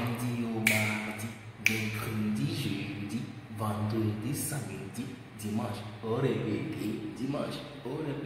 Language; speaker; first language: French; non-native, fluent; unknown